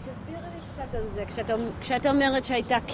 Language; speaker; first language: Hebrew; native; Hebrew